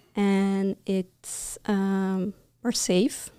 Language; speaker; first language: English; non-native, fluent; Portuguese